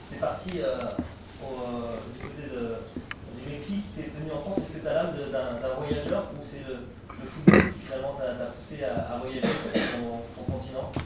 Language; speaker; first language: French; native; French